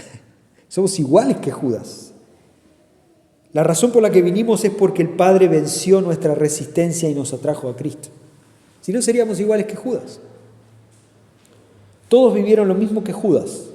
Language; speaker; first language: Spanish; native; Spanish